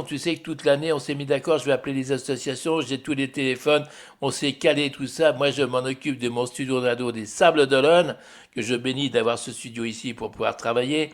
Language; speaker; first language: French; native; French